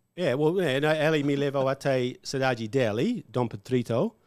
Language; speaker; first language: Portuguese; non-native, learner; English